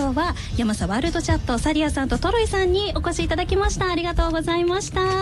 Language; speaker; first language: Japanese; native; Japanese